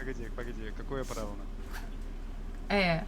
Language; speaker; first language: Russian; non-native, learner; English